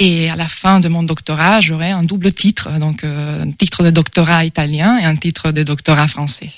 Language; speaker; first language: French; non-native, fluent; Italian